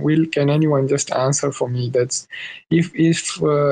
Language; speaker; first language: English; non-native, local second language; Swahili